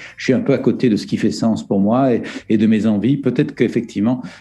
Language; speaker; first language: French; native; French